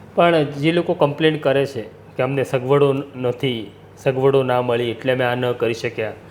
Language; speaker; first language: Gujarati; native; Gujarati